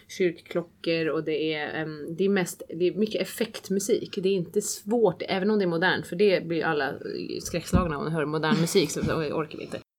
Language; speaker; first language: Swedish; non-native, fluent; German